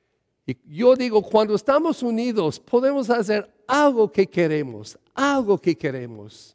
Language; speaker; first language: Spanish; early bilingual, heritage; English